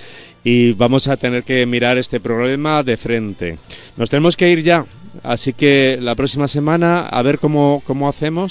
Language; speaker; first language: Spanish; native; Spanish